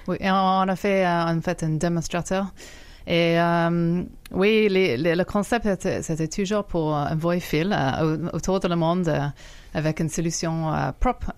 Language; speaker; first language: French; non-native, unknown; English